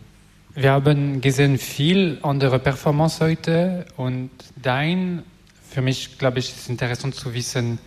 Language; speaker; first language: German; non-native, learner; French